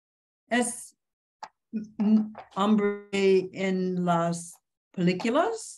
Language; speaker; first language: Spanish; non-native, learner; English